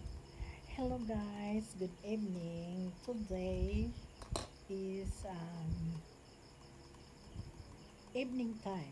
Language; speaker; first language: English; non-native, local second language; Cebuano